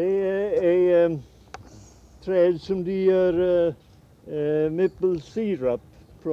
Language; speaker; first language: Swedish; early bilingual, heritage; Swedish